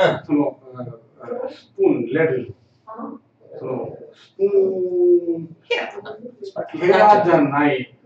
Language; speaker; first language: Japanese; non-native, learner; Tamil